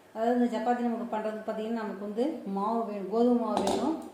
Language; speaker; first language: Hindi; non-native, local second language; Tamil